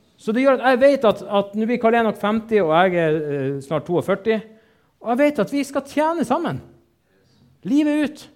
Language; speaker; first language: Norwegian; native; Norwegian